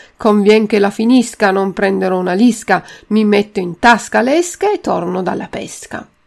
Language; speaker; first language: Italian; native; Italian